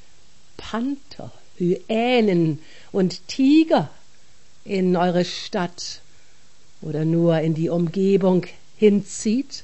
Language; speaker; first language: German; native; German